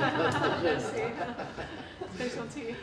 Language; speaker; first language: French; non-native, fluent; English